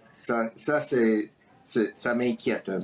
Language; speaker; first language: French; early bilingual, heritage; French